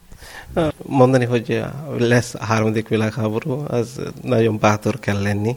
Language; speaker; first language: Hungarian; non-native, fluent; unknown